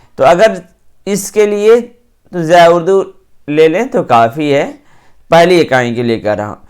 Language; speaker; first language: Urdu; native; Urdu